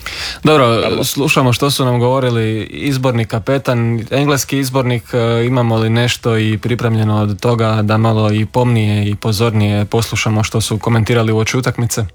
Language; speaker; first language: Serbian; native; Serbian